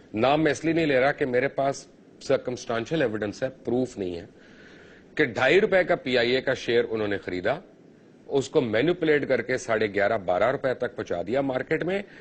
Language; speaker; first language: Urdu; non-native, local second language; Punjabi